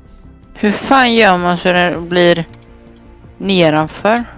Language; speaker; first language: Swedish; native; Swedish